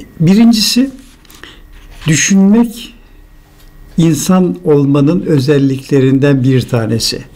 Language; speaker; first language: Turkish; native; Turkish